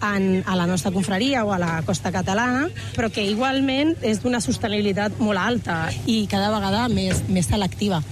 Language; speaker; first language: Catalan; native; Catalan